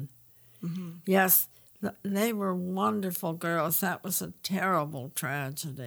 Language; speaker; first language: English; native; English